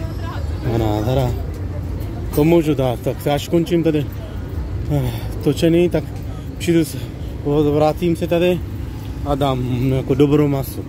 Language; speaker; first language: Czech; non-native, learner; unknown